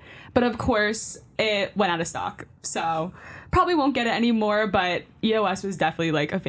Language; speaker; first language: English; native; English